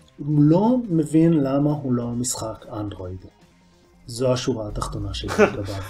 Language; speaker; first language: Hebrew; native; Hebrew